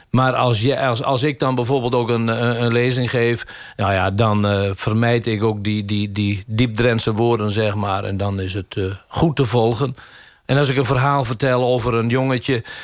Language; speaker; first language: Dutch; native; Dutch